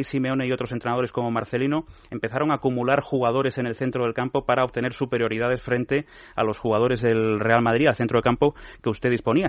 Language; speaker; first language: Spanish; native; Spanish